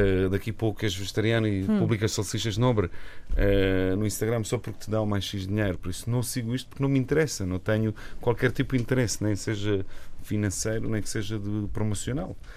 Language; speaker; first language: Portuguese; non-native, fluent; Bosnian